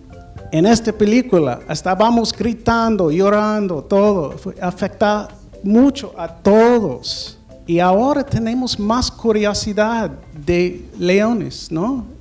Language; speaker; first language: Spanish; non-native, learner; English